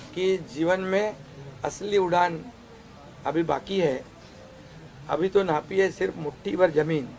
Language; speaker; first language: Hindi; non-native, local second language; Marathi